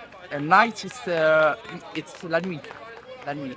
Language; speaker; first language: English; non-native, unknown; French